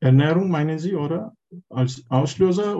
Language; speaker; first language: German; non-native, learner; Turkish